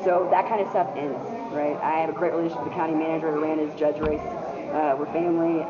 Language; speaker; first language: English; native; English